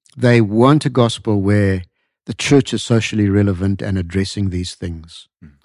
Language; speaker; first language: English; native; English